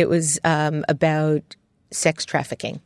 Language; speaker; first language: English; native; English